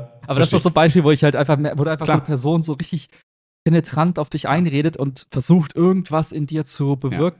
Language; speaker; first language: German; native; German